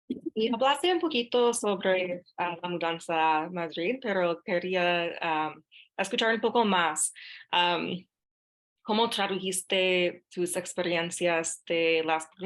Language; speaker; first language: Spanish; non-native, fluent; English